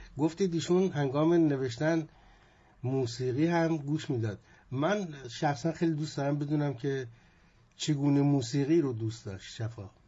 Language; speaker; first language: Persian; native; Persian